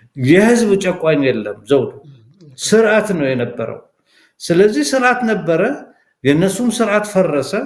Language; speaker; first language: Amharic; non-native, local second language; Somali